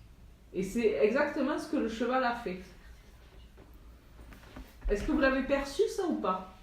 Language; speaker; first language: French; native; French